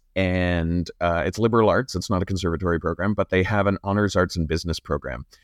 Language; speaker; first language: English; native; English